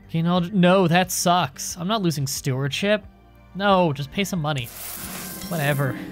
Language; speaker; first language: English; native; English